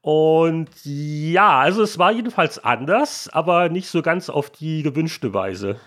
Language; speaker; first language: German; native; German